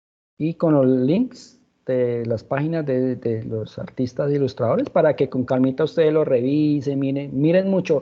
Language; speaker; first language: Spanish; native; Spanish